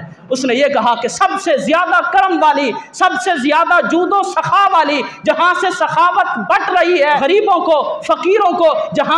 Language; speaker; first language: Urdu; native; Urdu